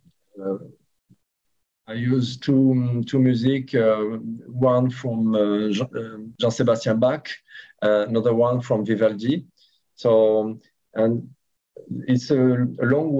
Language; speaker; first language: English; non-native, learner; French